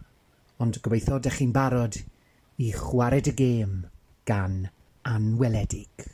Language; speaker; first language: Welsh; native; Welsh